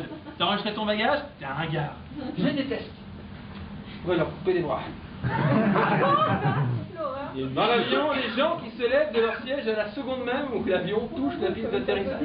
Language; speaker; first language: French; native; French